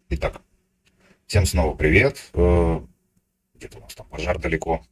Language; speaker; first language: Russian; native; Russian